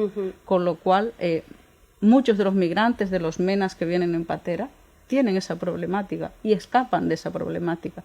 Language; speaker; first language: Spanish; native; Spanish